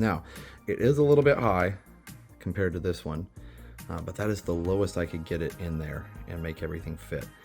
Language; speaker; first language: English; native; English